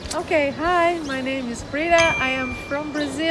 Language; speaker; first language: English; non-native, learner; Portuguese